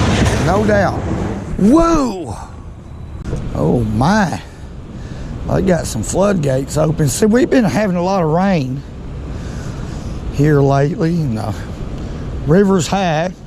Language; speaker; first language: English; native; English